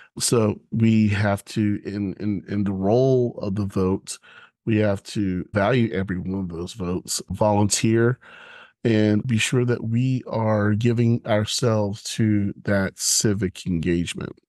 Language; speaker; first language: English; native; English